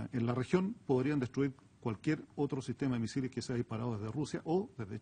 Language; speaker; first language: Spanish; native; Spanish